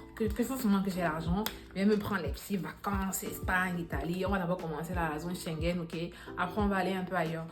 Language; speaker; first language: French; native; French